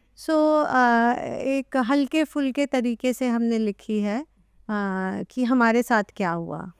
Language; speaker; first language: Hindi; native; Hindi